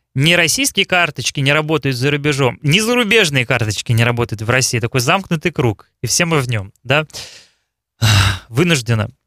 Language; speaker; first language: Russian; native; Russian